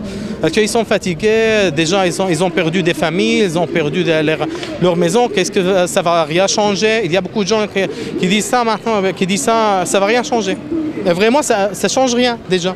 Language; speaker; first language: French; non-native, fluent; Arabic